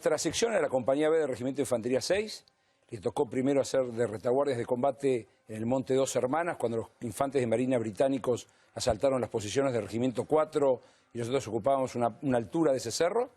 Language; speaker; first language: Spanish; native; Spanish